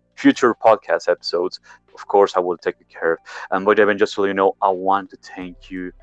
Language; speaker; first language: English; non-native, learner; Spanish